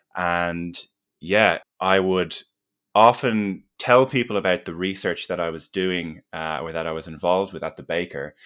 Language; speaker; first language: English; native; English